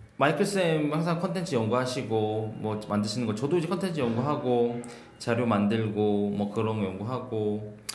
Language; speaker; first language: Korean; native; Korean